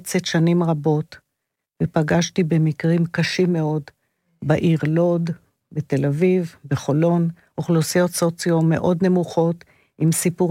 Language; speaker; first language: Hebrew; native; Hebrew